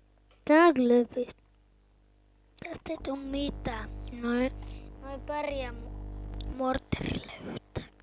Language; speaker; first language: Finnish; native; Finnish